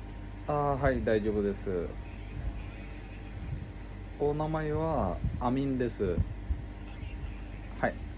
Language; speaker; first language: Japanese; non-native, learner; Bangla